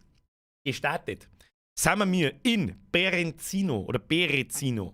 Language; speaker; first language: German; native; German